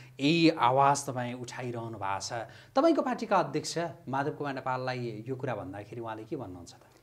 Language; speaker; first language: Nepali; native; Nepali